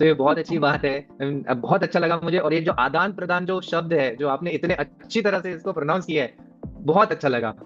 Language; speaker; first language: Hindi; native; Hindi